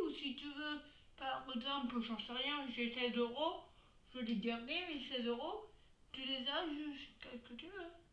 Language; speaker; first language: French; native; French